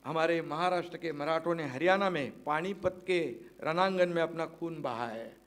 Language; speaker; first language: Hindi; non-native, local second language; Marathi